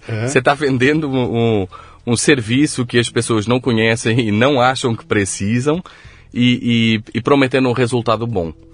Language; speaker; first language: Portuguese; native; Portuguese